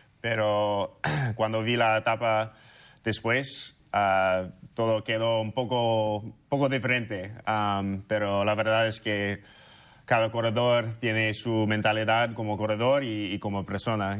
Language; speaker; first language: Spanish; non-native, fluent; English